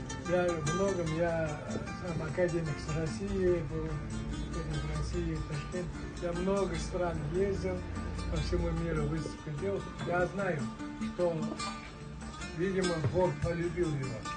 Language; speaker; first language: Russian; non-native, local second language; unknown